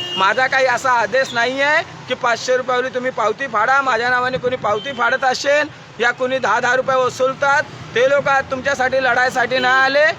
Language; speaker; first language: Marathi; non-native, local second language; Hindi